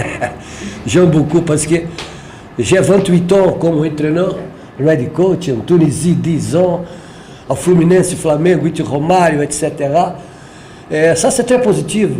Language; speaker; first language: French; non-native, learner; Portuguese